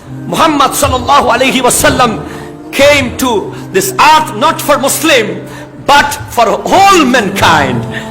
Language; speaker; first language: English; non-native, local second language; Bangla